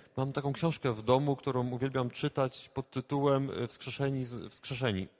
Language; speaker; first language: Polish; native; Polish